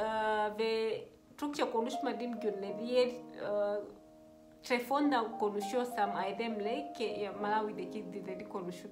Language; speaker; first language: Turkish; non-native, fluent; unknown